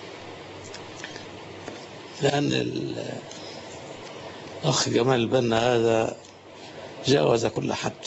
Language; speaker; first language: Arabic; native; Arabic